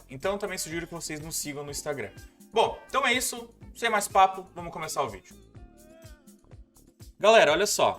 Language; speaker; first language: Portuguese; native; Portuguese